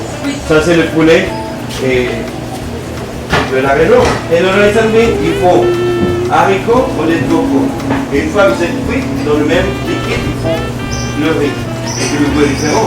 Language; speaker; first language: French; non-native, learner; Spanish